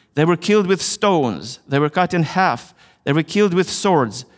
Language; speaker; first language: English; non-native, fluent; Russian